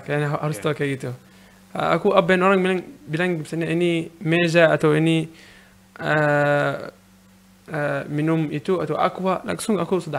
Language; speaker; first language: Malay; non-native, learner; Arabic